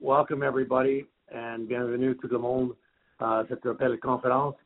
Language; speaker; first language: French; non-native, learner; English